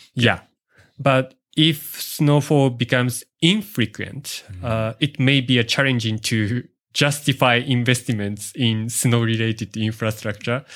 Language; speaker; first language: English; non-native, learner; Japanese